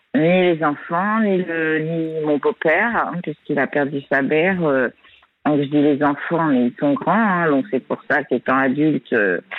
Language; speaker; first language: French; native; French